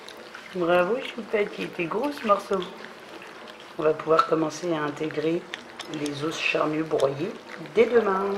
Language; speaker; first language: French; native; French